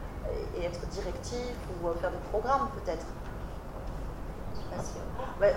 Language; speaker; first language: French; native; French